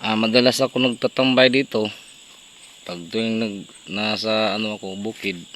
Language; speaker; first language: Filipino; non-native, local second language; Waray